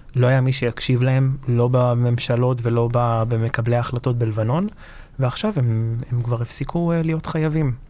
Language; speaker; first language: Hebrew; early bilingual, other home language; Arabic